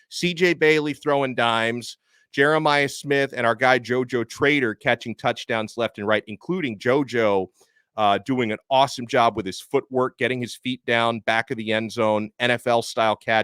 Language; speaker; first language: English; native; English